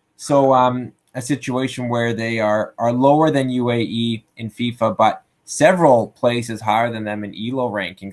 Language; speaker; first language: English; native; English